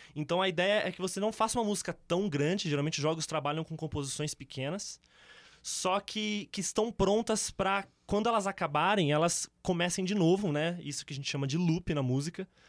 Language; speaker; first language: Portuguese; native; Portuguese